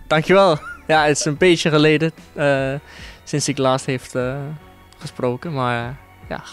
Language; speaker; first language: Dutch; non-native, fluent; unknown